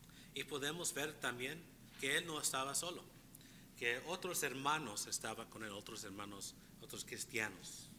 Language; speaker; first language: Spanish; non-native, fluent; English